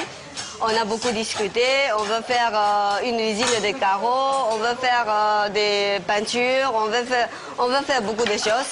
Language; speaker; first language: French; non-native, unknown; Chinese